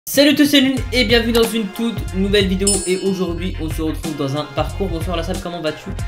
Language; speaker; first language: French; native; French